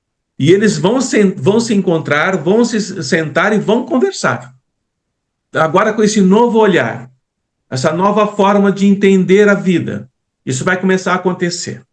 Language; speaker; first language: Portuguese; native; Portuguese